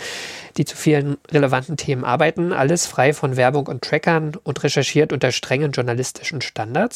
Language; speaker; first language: German; native; German